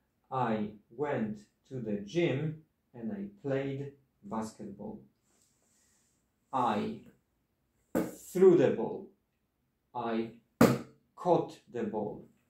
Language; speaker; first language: English; non-native, fluent; Polish